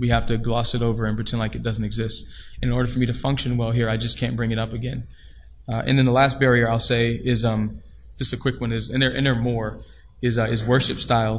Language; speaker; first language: English; native; English